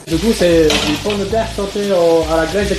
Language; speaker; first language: French; non-native, learner; Chinese